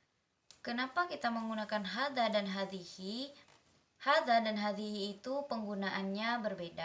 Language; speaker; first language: Indonesian; native; Indonesian